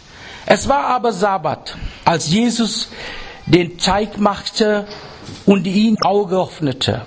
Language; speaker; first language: German; non-native, fluent; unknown